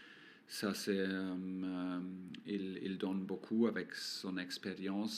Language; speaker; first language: French; non-native, learner; German